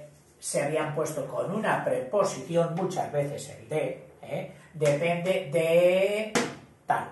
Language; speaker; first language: Spanish; native; Spanish